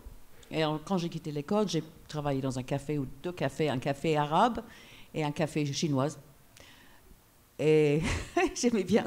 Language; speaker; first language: French; non-native, fluent; English